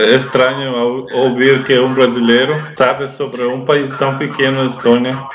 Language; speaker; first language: Portuguese; non-native, fluent; Russian